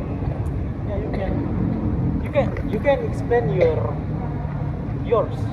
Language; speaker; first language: English; non-native, learner; Indonesian